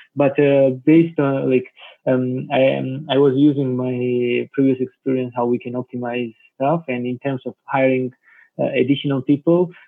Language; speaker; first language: English; non-native, fluent; Georgian